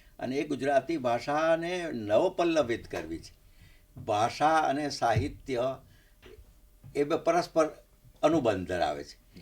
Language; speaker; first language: Gujarati; native; Gujarati